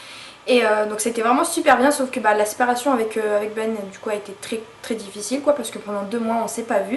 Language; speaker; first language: French; native; French